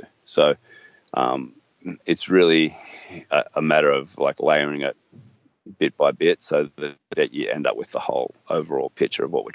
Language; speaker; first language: English; native; English